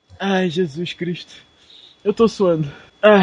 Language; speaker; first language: Portuguese; native; Portuguese